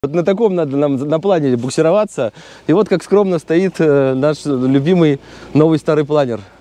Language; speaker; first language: Russian; native; Russian